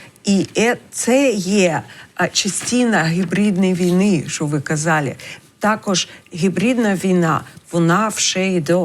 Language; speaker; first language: Ukrainian; non-native, learner; English